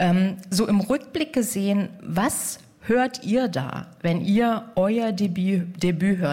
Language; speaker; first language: German; native; German